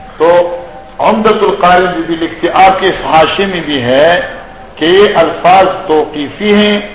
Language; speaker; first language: Urdu; non-native, local second language; Pashto